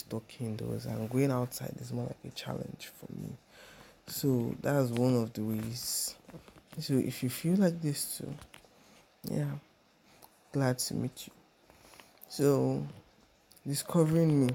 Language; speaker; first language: English; non-native, local second language; Yoruba